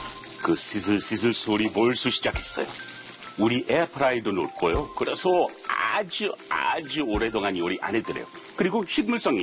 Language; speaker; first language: Korean; non-native, learner; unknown